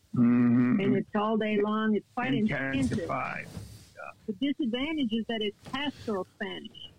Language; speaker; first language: English; native; English